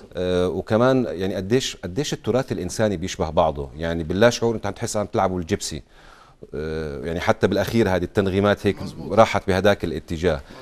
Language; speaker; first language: Arabic; native; Arabic